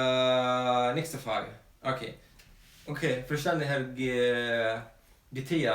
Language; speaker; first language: German; non-native, fluent; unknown